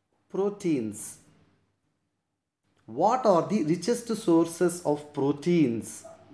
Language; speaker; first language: English; non-native, local second language; Telugu